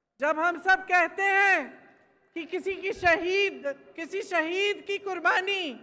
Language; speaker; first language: Hindi; native; Hindi